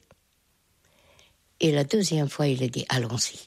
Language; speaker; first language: French; non-native, fluent; Hungarian